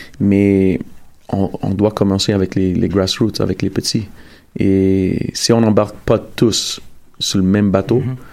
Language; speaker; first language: French; early bilingual, other home language; Italian